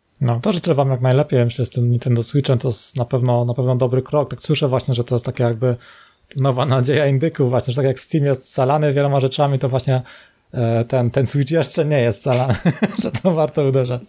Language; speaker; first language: Polish; native; Polish